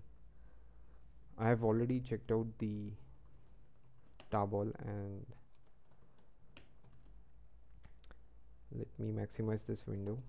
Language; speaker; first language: English; non-native, local second language; Marathi